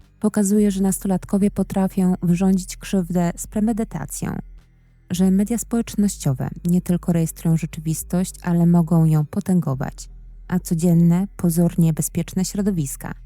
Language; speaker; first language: Polish; native; Polish